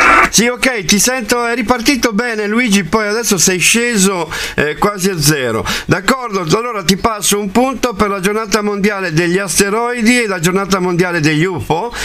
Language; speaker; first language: Italian; native; Italian